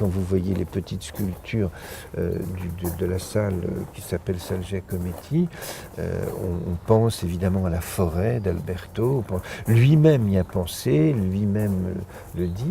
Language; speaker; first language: French; native; French